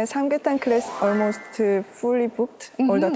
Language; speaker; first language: English; non-native, learner; Korean